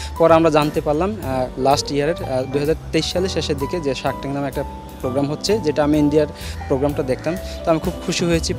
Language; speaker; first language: Bangla; non-native, local second language; Chakma